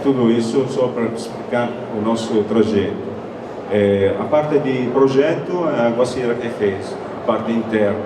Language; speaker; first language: Portuguese; non-native, fluent; Italian